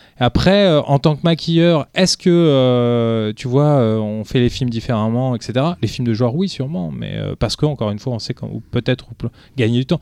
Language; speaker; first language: French; early bilingual, other home language; Portuguese